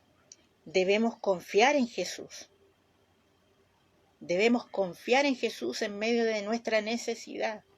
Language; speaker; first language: Spanish; native; Spanish